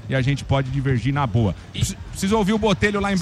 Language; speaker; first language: Portuguese; native; Portuguese